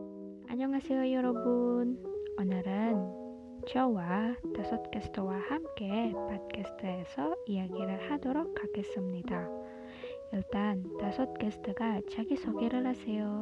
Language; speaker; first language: Korean; non-native, learner; Indonesian